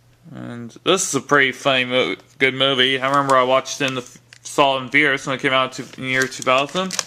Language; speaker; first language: English; native; English